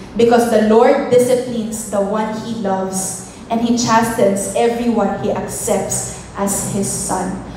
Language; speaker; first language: English; non-native, local second language; Filipino